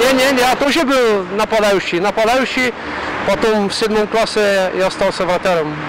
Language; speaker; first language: Russian; non-native, learner; Czech